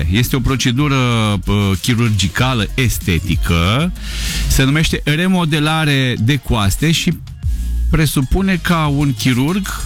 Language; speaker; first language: Romanian; native; Romanian